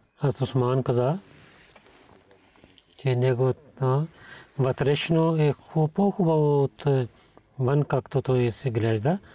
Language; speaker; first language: Bulgarian; non-native, learner; Urdu